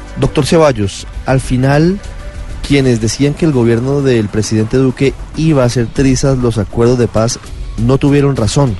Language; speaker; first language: Spanish; native; Spanish